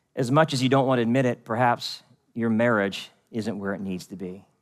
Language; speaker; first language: English; native; English